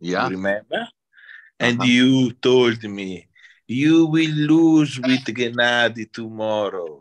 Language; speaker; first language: English; non-native, learner; Italian